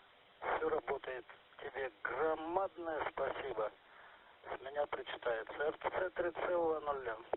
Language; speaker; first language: Russian; native; Russian